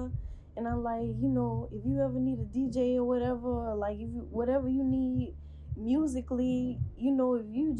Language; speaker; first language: English; native; English